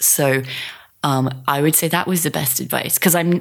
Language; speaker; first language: English; native; English